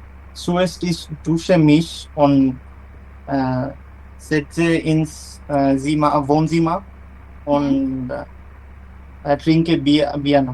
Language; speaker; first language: German; non-native, learner; Bangla